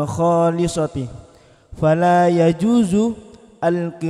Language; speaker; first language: Arabic; non-native, learner; Javanese